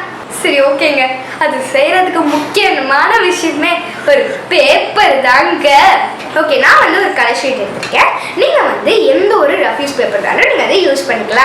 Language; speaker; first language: Tamil; native; Tamil